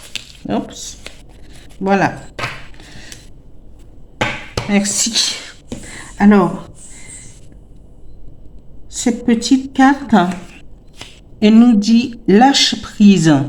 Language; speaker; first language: French; native; French